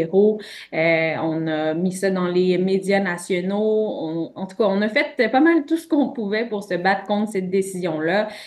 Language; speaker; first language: French; native; French